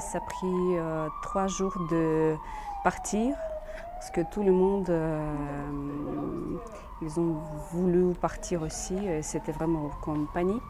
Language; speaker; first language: French; non-native, learner; Russian